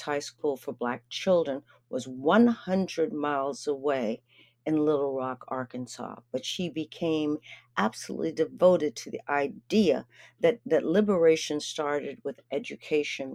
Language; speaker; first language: English; native; English